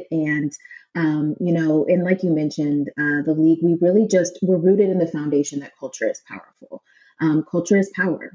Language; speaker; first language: English; native; English